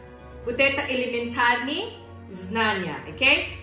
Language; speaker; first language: Russian; non-native, learner; Filipino